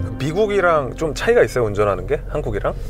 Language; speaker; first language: Korean; native; Korean